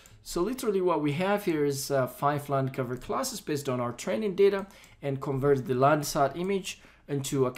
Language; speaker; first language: English; non-native, fluent; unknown